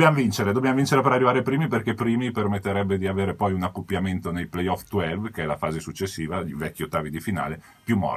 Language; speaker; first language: Italian; native; Italian